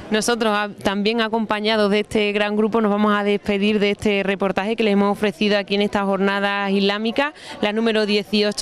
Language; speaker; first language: Spanish; native; Spanish